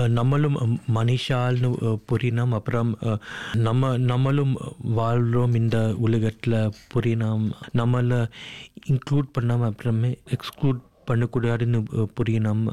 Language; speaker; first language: Tamil; early bilingual, heritage; Tamil